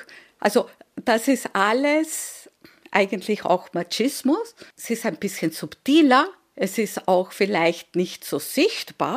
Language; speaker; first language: German; early bilingual, other home language; Spanish